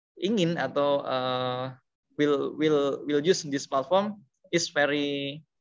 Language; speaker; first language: English; non-native, learner; Indonesian